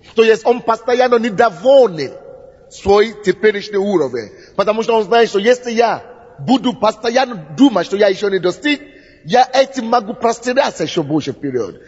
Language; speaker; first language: Russian; non-native, fluent; Yoruba